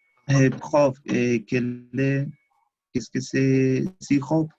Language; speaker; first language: French; non-native, learner; Spanish